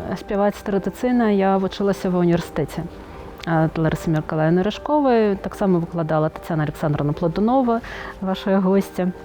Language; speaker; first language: Belarusian; non-native, local second language; Russian